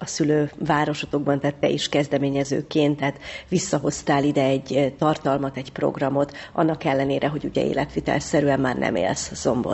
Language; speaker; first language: Hungarian; native; Hungarian